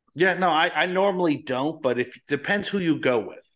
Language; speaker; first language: English; native; English